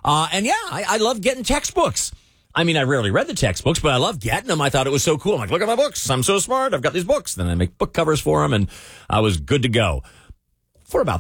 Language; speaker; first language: English; native; English